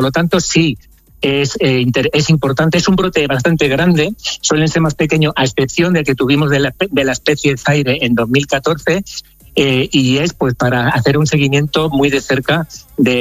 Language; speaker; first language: Spanish; native; Spanish